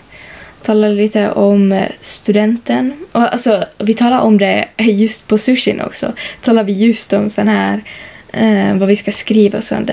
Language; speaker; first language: Swedish; native; Swedish